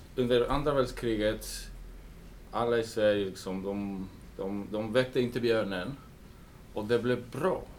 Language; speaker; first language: Swedish; early bilingual, heritage; English